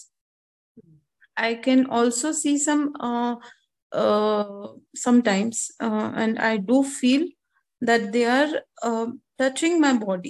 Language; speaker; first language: English; non-native, local second language; Hindi